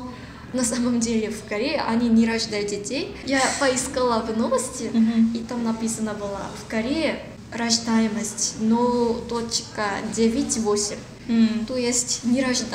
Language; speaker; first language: Russian; non-native, learner; Korean